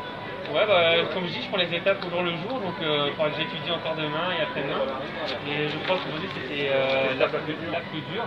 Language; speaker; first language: French; native; French